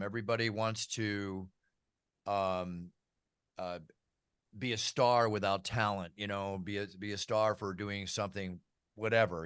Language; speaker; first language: English; native; English